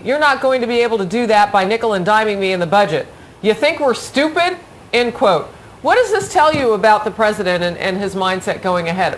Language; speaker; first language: English; native; English